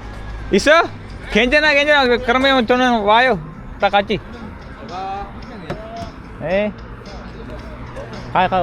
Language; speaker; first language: Korean; non-native, learner; Sinhala